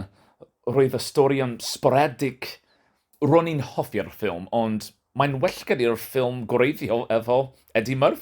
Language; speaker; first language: Welsh; non-native, learner; English